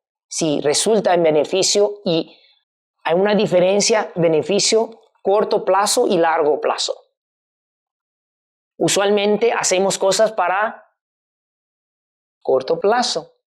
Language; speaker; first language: Spanish; non-native, fluent; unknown